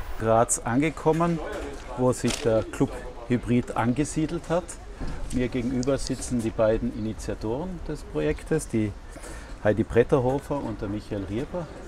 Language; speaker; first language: German; native; German